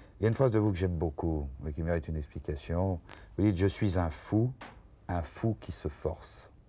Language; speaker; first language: French; native; French